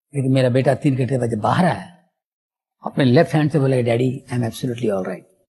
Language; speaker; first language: Hindi; non-native, local second language; Telugu